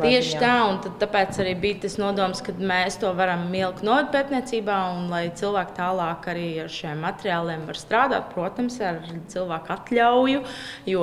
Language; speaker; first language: Latvian; native; Latvian